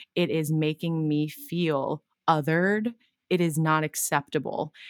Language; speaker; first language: English; native; English